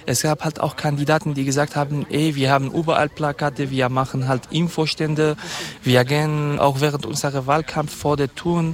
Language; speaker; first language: German; non-native, fluent; Kurdish